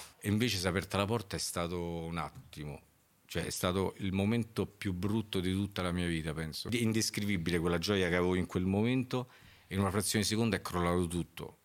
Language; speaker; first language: Italian; native; Italian